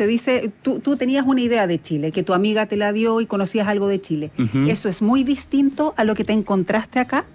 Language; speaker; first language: Spanish; native; Spanish